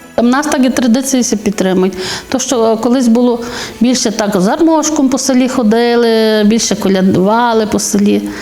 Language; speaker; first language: Ukrainian; native; Ukrainian